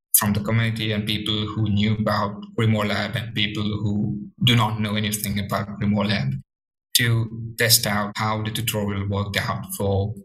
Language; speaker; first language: English; non-native, fluent; Morisyen